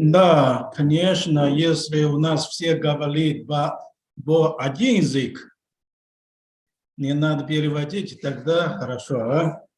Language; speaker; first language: Russian; non-native, learner; Chinese